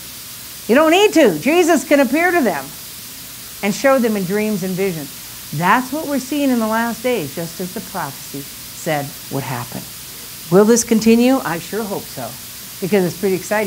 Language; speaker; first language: English; native; English